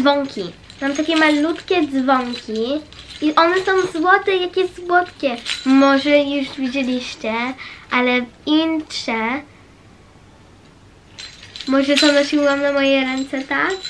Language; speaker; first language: Polish; early bilingual, heritage; Polish